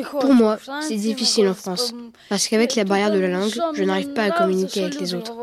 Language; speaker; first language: French; non-native, learner; Ukrainian